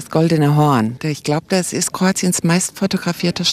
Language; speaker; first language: German; native; German